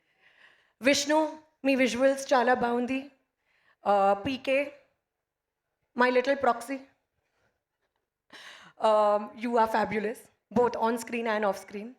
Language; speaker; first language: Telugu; non-native, learner; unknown